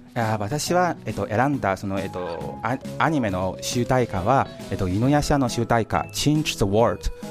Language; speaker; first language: Japanese; non-native, fluent; Chinese